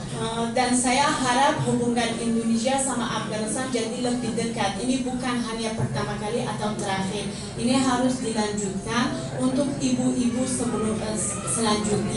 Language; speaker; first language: Indonesian; non-native, fluent; Persian